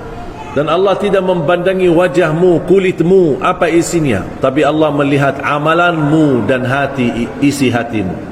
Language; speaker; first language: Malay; non-native, fluent; Arabic